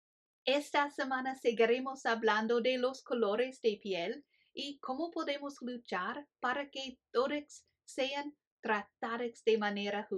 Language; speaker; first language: Spanish; non-native, fluent; English